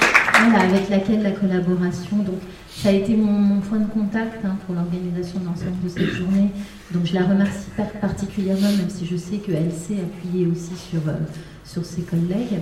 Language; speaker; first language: French; native; French